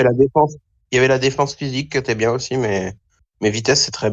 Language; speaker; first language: French; native; French